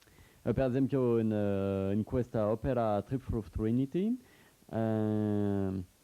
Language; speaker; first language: Italian; non-native, learner; French